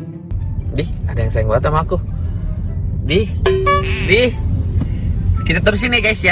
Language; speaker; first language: Indonesian; native; Indonesian